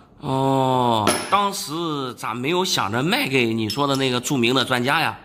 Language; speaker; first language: Chinese; native; Chinese